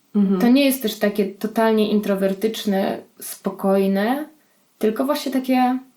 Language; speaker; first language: Polish; native; Polish